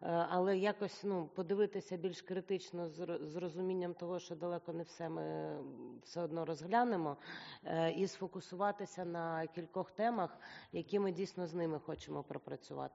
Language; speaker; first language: Ukrainian; native; Ukrainian